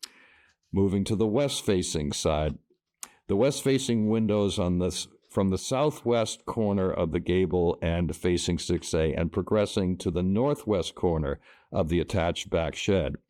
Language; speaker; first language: English; native; English